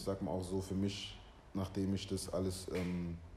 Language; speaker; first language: German; early bilingual, other home language; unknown